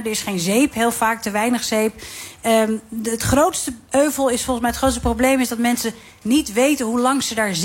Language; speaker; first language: Dutch; native; Dutch